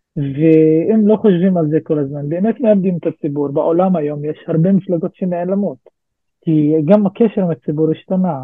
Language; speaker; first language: Hebrew; non-native, local second language; Arabic